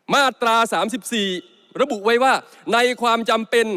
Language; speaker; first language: Thai; native; Thai